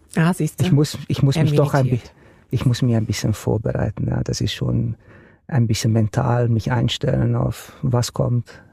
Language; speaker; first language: German; non-native, fluent; Romanian